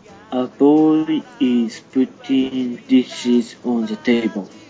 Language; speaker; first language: English; non-native, learner; Japanese